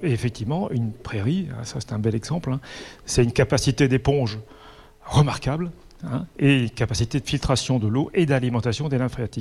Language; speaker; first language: French; native; French